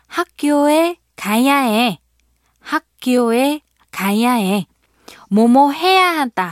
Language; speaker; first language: Korean; non-native, fluent; Vietnamese